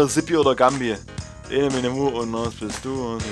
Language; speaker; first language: German; native; German